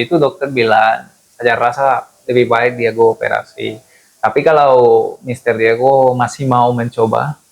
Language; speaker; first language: Indonesian; non-native, fluent; Spanish